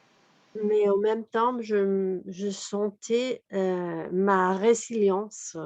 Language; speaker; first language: French; non-native, fluent; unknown